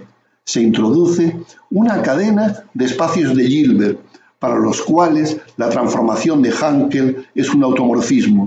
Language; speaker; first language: Spanish; native; Spanish